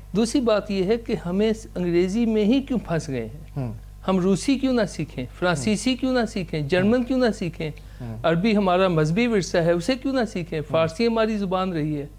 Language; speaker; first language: Urdu; non-native, local second language; Punjabi